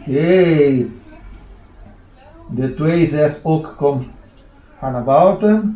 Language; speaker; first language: Dutch; non-native, learner; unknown